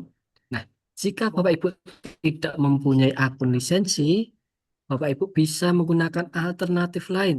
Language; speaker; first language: Indonesian; native; Indonesian